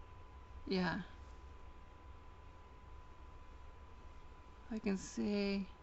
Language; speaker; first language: English; native; English